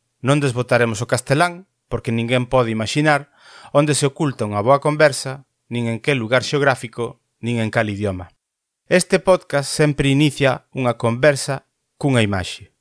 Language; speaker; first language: Galician; native; Galician